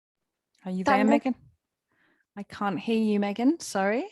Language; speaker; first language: English; native; English